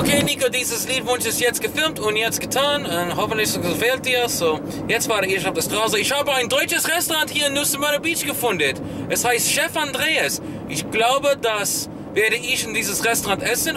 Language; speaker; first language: German; non-native, learner; English